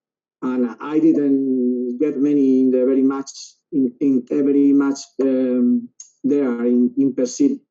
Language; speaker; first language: English; non-native, learner; Spanish